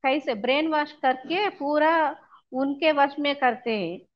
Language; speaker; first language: Hindi; non-native, local second language; Telugu